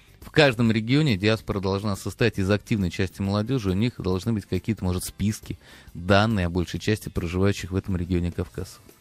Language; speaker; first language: Russian; native; Russian